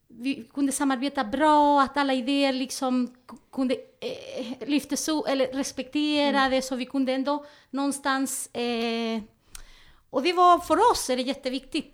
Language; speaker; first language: Swedish; non-native, fluent; Spanish